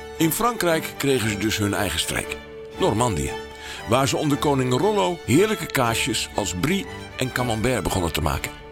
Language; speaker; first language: Dutch; native; Dutch